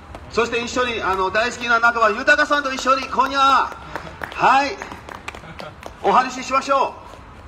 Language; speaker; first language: Japanese; non-native, fluent; English